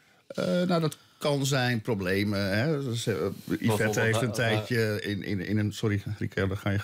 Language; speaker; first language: Dutch; native; Dutch